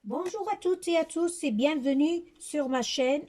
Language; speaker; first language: French; non-native, local second language; Arabic